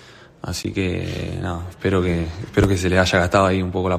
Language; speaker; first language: Spanish; native; Spanish